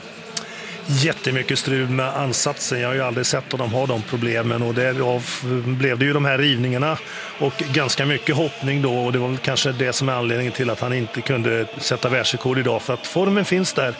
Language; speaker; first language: Swedish; native; Swedish